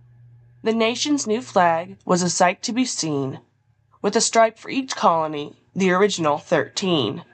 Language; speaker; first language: English; native; English